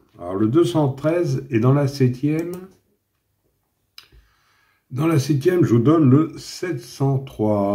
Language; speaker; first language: French; native; French